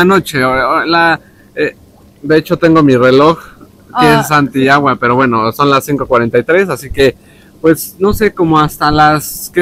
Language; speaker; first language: Spanish; native; Spanish